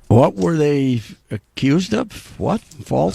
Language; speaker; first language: English; native; English